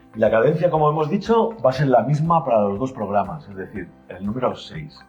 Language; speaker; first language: Spanish; native; Spanish